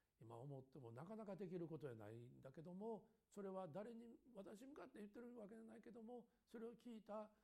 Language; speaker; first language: Japanese; native; Japanese